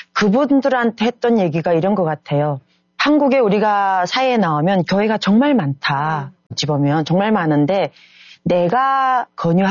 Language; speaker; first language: Korean; native; Korean